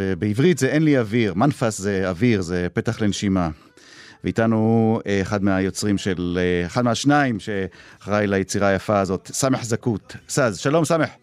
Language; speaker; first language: Hebrew; native; Hebrew